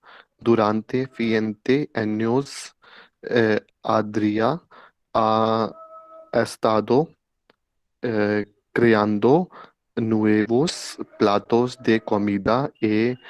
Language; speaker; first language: Spanish; non-native, learner; Hindi